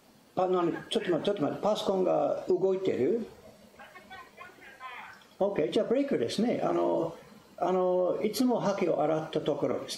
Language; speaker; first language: Japanese; non-native, fluent; English